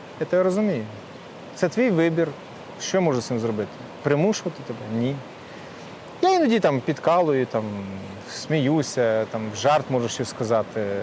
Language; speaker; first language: Ukrainian; native; Ukrainian